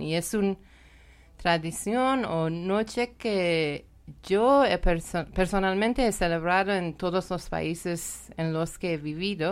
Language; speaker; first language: Spanish; non-native, learner; Persian